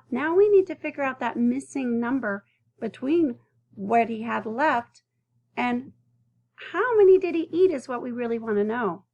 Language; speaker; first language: English; native; English